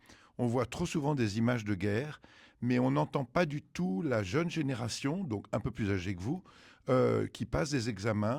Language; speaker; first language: French; native; French